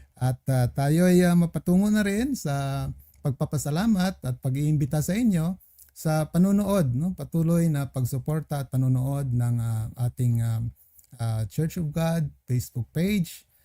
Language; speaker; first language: Filipino; native; Filipino